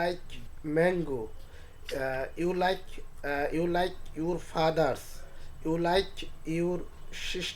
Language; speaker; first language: English; non-native, learner; Bangla